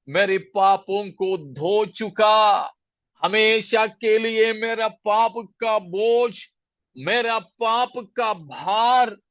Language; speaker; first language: Hindi; non-native, local second language; Malayalam